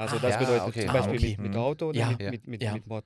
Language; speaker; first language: German; non-native, learner; Hungarian